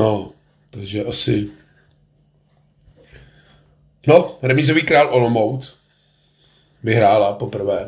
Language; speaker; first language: Czech; native; Czech